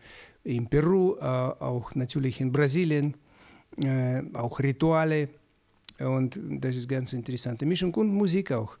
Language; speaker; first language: German; non-native, fluent; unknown